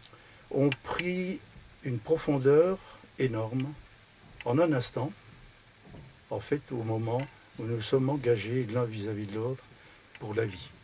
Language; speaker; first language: French; native; French